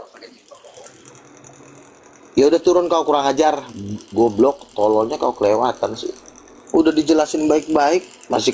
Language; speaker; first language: Malay; native; Malay